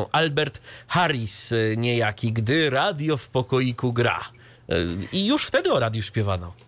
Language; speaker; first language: Polish; native; Polish